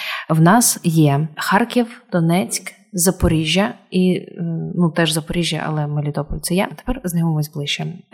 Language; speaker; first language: Ukrainian; non-native, local second language; Russian